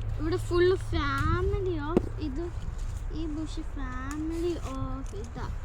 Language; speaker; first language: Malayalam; early bilingual, heritage; Malayalam